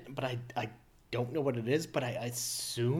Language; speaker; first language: English; native; English